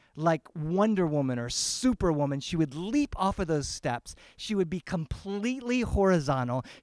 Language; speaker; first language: English; early bilingual, other home language; Spanish